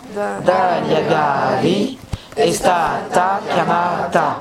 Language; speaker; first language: Italian; non-native, learner; French